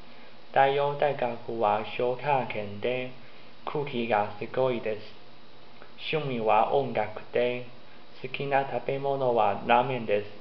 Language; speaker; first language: Japanese; non-native, learner; Chinese